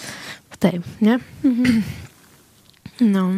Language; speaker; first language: Polish; early bilingual, heritage; Swedish